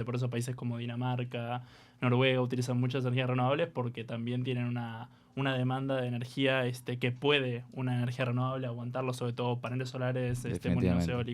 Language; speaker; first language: Spanish; native; Spanish